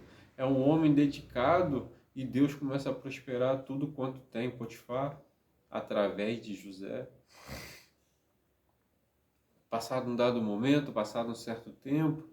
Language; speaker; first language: Portuguese; native; Portuguese